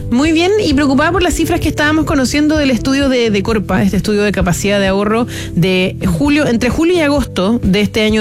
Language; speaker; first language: Spanish; native; Spanish